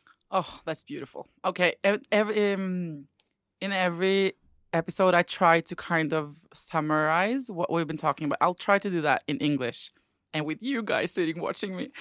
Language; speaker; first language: English; non-native, fluent; Norwegian